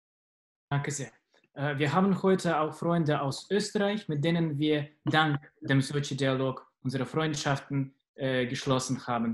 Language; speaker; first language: German; non-native, fluent; Russian